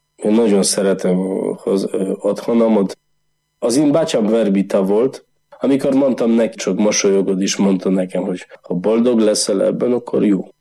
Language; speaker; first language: Hungarian; non-native, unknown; Polish